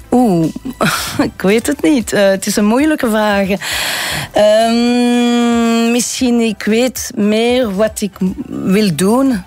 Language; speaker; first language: Dutch; non-native, local second language; French